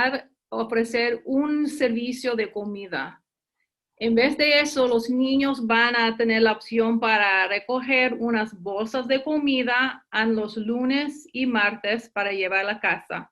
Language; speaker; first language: Spanish; early bilingual, heritage; English